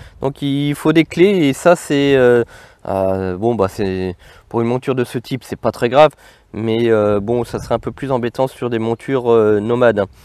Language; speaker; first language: French; native; French